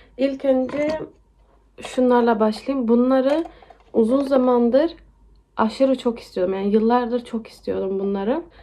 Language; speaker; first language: Turkish; early bilingual, heritage; Turkish